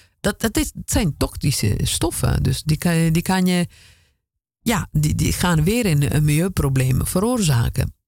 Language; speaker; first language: Dutch; non-native, fluent; Italian